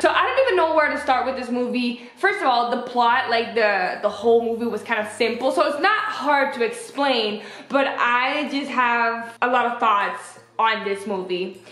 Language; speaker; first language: English; native; English